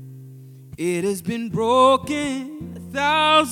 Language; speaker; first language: English; non-native, local second language; Ganda